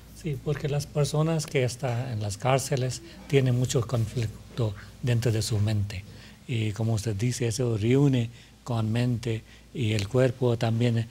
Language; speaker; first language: Spanish; non-native, learner; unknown